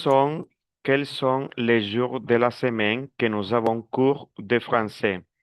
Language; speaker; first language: French; non-native, fluent; Spanish